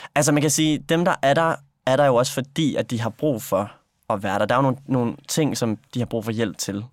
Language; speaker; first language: Danish; native; Danish